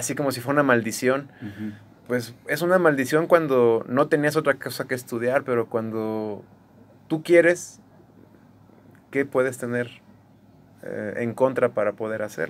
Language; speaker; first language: Spanish; native; Spanish